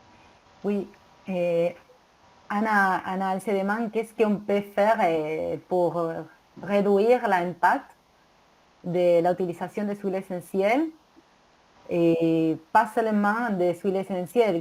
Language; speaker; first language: French; non-native, learner; Spanish